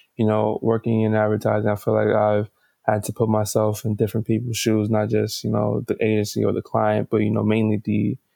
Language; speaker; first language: English; native; English